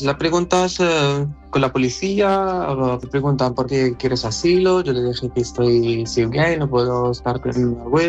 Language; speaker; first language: Spanish; non-native, learner; Arabic